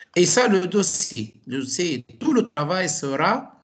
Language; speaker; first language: French; non-native, local second language; Arabic